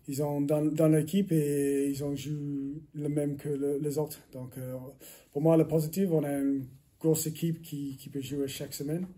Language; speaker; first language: French; non-native, learner; English